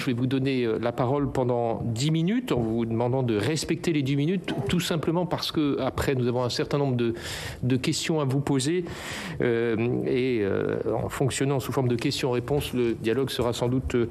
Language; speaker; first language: French; native; French